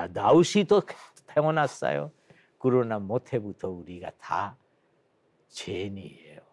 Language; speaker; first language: Korean; non-native, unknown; Bangla